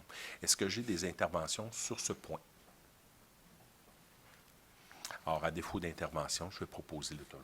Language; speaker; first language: French; native; French